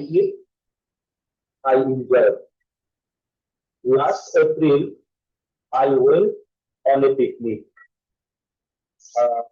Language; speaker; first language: English; non-native, learner; Bangla